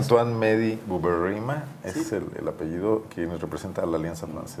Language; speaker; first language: Spanish; native; Spanish